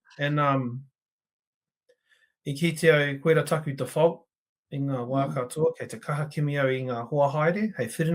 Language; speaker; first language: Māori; non-native, local second language; English